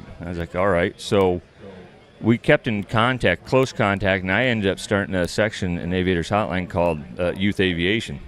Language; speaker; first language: English; native; English